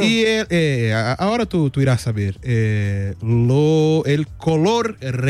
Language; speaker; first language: Spanish; non-native, learner; Portuguese